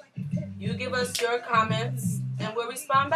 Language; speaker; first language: English; early bilingual, other home language; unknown